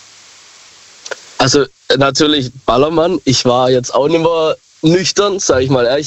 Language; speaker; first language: German; native; German